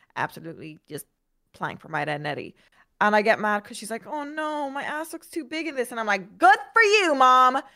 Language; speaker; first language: English; native; English